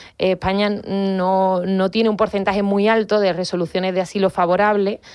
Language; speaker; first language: Spanish; native; Spanish